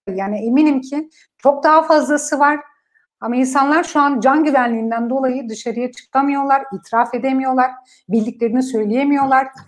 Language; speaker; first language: Turkish; non-native, fluent; Kurdish